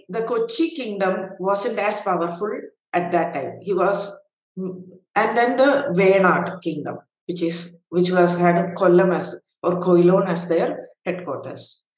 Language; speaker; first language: English; non-native, local second language; Malayalam